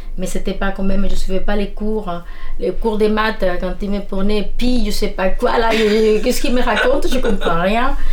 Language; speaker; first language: French; non-native, fluent; Spanish